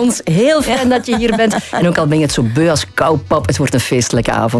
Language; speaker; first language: Dutch; native; Dutch